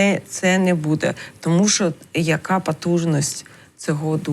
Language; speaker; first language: Ukrainian; non-native, learner; English